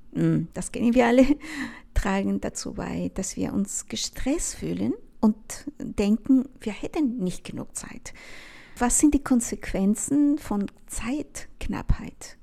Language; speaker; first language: German; non-native, fluent; Spanish